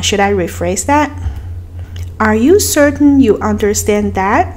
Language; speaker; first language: English; non-native, fluent; Chinese